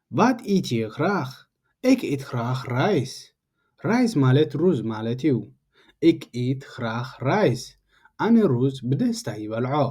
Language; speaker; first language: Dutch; non-native, learner; Tigrinya